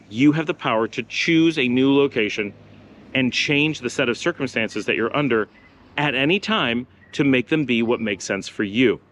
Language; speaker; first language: English; native; English